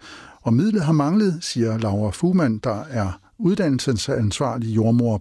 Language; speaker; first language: Danish; native; Danish